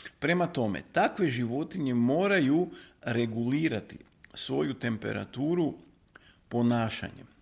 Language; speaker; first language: Croatian; native; Croatian